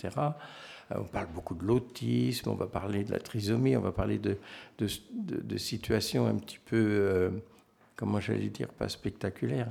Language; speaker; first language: French; native; French